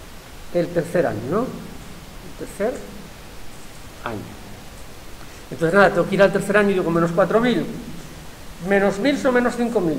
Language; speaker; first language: Spanish; native; Spanish